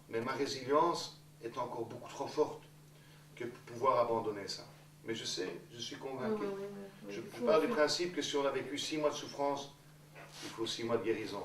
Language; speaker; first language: French; native; French